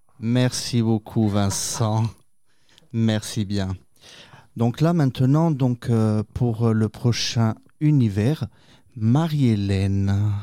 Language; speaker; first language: French; native; French